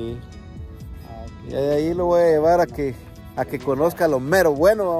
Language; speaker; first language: Spanish; native; Spanish